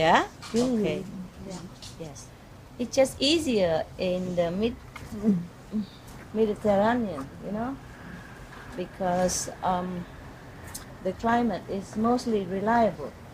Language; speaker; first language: English; non-native, fluent; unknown